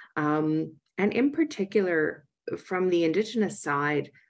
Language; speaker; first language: English; native; English